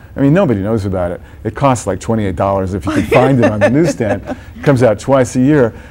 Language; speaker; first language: English; native; English